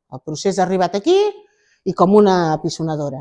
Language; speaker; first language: Spanish; non-native, local second language; Catalan